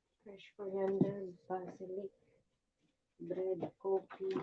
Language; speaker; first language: English; non-native, learner; Filipino